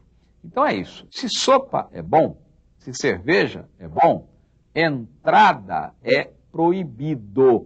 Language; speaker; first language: Portuguese; native; Portuguese